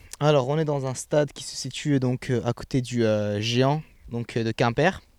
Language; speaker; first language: French; early bilingual, other home language; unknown